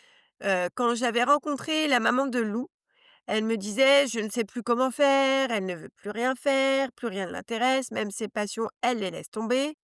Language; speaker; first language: French; native; French